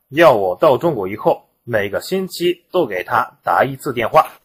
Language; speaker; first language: Chinese; non-native, fluent; Japanese